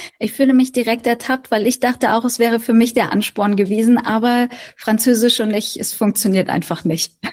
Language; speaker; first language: German; native; German